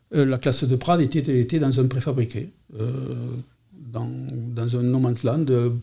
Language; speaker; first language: French; non-native, local second language; Catalan